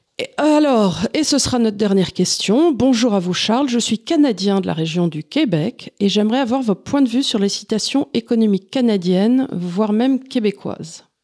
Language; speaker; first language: French; native; French